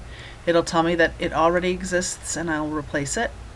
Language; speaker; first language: English; native; English